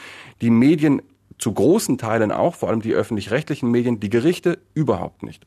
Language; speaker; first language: German; native; German